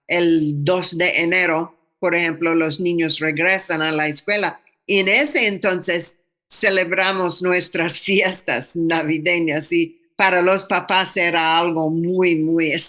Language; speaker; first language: Spanish; non-native, fluent; English